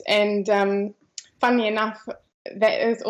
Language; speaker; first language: English; native; English